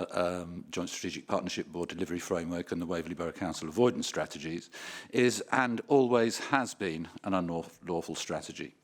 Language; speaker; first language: English; native; English